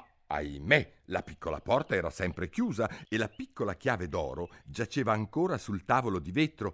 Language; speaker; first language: Italian; native; Italian